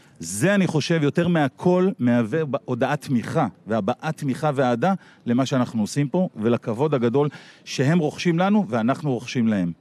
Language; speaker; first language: Hebrew; native; Hebrew